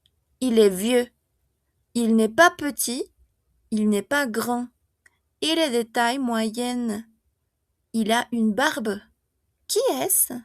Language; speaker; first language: French; non-native, fluent; Spanish